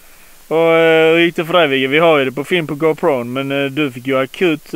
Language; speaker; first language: Swedish; native; Swedish